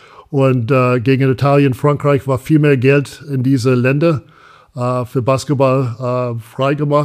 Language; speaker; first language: German; non-native, fluent; English